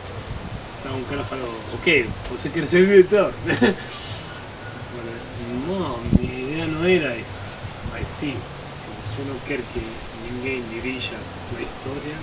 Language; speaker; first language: Portuguese; non-native, fluent; Spanish